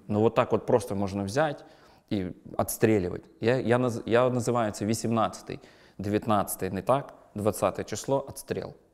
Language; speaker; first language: Ukrainian; non-native, local second language; Russian